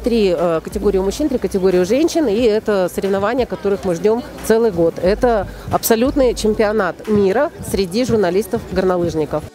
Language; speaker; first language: Russian; native; Russian